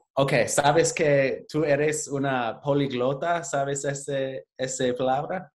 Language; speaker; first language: Spanish; non-native, fluent; English